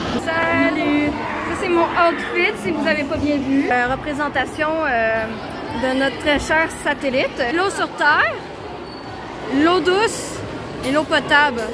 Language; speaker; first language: French; native; French